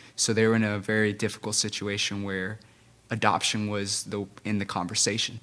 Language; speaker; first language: English; non-native, fluent; Spanish